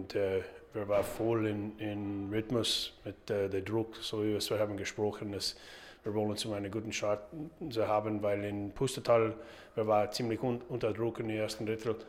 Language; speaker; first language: German; non-native, learner; English